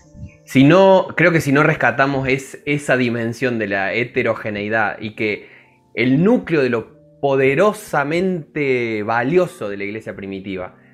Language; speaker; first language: Spanish; native; Spanish